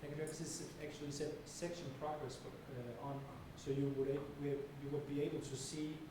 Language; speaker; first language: English; non-native, fluent; Danish